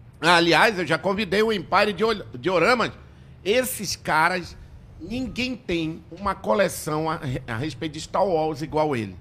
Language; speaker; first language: Portuguese; native; Portuguese